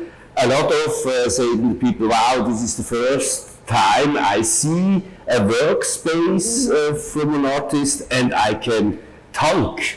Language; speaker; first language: English; non-native, learner; German